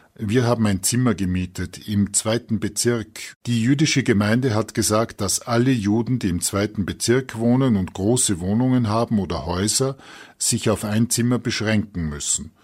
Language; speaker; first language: German; native; German